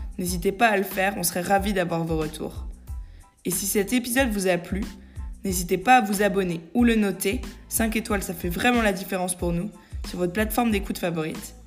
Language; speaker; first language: French; native; French